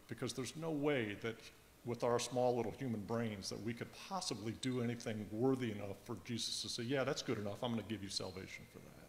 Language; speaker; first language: English; native; English